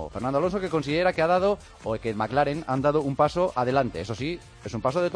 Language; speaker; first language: Spanish; native; Spanish